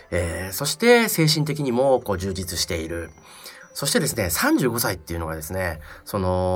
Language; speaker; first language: Japanese; native; Japanese